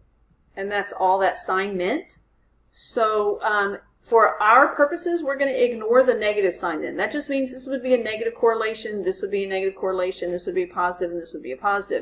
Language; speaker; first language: English; native; English